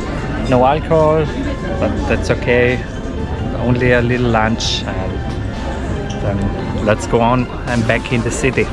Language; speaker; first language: English; non-native, fluent; German